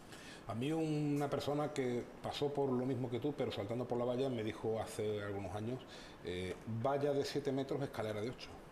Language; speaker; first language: Spanish; native; Spanish